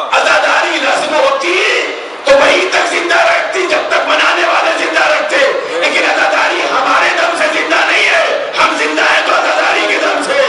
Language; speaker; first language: Urdu; native; Urdu